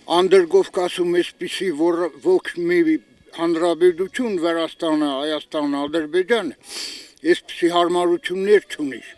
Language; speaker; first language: Armenian; native; Armenian